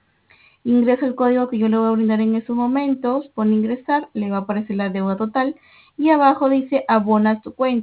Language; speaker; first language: Spanish; native; Spanish